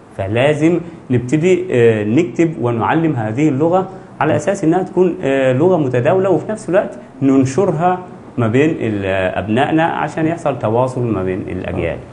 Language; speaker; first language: Egyptian Arabic; non-native, local second language; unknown